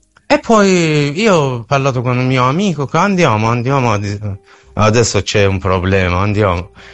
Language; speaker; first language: Italian; non-native, learner; Persian